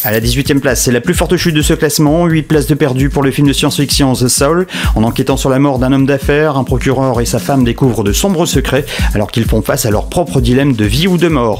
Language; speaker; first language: French; native; French